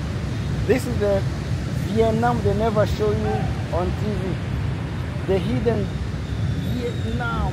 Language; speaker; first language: English; non-native, fluent; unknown